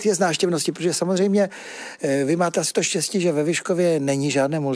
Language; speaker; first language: Czech; native; Czech